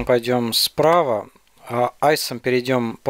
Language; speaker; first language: Russian; native; Russian